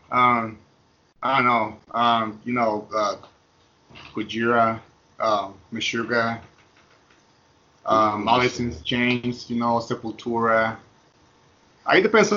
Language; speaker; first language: English; non-native, fluent; Spanish